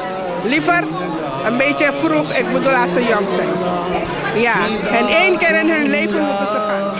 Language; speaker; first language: Dutch; non-native, fluent; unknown